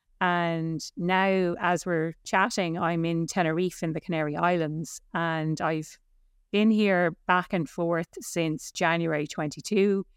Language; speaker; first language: English; native; English